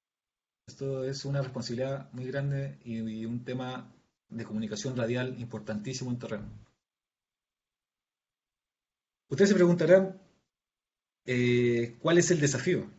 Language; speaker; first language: Spanish; native; Spanish